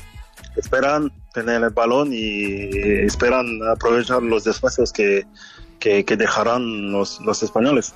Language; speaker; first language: Spanish; non-native, fluent; French